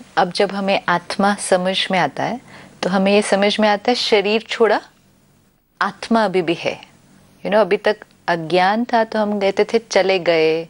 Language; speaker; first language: Hindi; native; Hindi